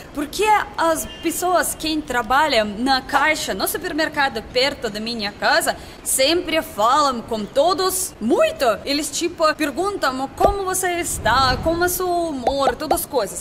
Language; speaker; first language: Portuguese; non-native, learner; Russian